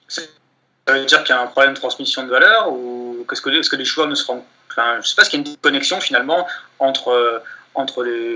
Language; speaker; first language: French; native; French